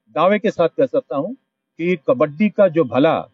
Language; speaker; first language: Hindi; non-native, local second language; Marathi